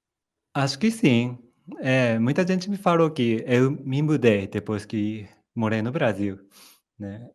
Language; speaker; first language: Portuguese; non-native, fluent; Japanese